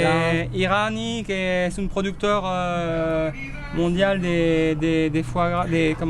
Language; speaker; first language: Spanish; non-native, learner; French